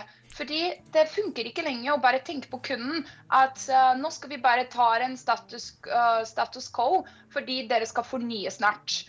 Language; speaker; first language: Norwegian; non-native, fluent; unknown